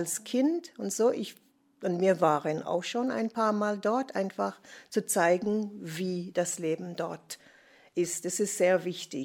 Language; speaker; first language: German; non-native, fluent; English